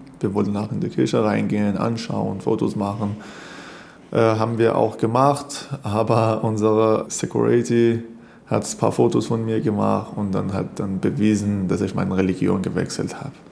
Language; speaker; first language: German; non-native, fluent; Persian